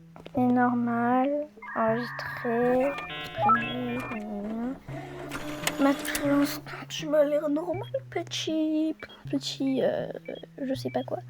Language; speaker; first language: French; native; French